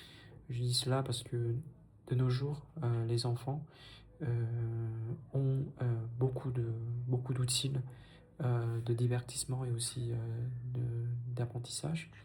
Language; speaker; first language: French; non-native, fluent; Vietnamese